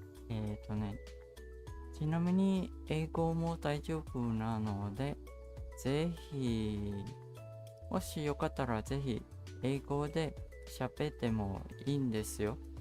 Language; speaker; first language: Japanese; non-native, learner; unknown